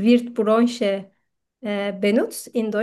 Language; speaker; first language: German; non-native, fluent; Turkish